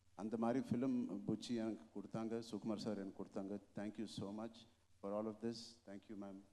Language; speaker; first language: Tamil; non-native, local second language; Telugu